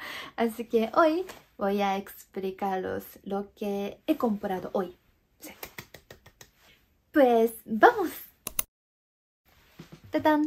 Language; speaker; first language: Spanish; non-native, fluent; Japanese